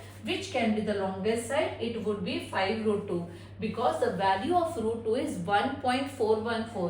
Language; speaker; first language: English; non-native, local second language; Hindi